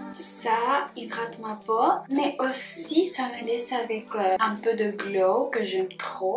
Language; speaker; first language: French; non-native, fluent; Spanish